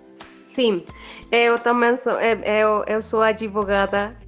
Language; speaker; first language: Portuguese; non-native, learner; Spanish